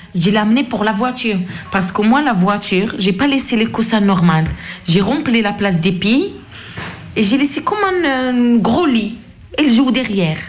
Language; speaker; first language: French; non-native, local second language; Arabic